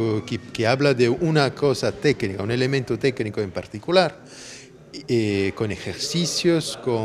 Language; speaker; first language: Spanish; non-native, fluent; Italian